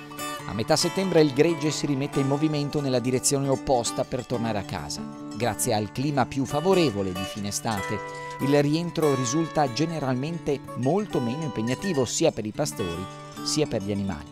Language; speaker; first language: Italian; native; Italian